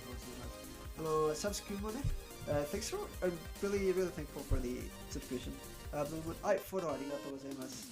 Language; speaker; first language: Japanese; non-native, learner; Spanish